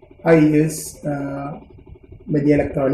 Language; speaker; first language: English; non-native, learner; Indonesian